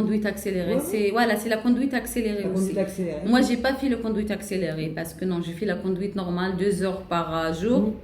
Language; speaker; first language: French; non-native, learner; Arabic